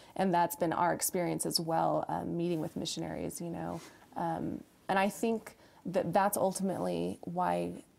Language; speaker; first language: English; native; English